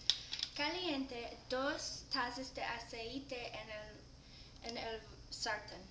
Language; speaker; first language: Spanish; non-native, learner; English